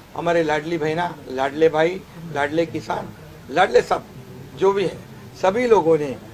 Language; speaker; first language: Hindi; non-native, local second language; Marathi